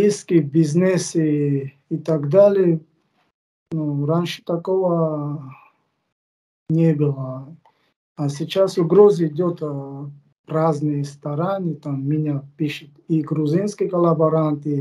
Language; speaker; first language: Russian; non-native, fluent; Georgian